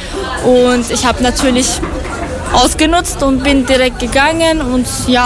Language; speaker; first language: German; non-native, fluent; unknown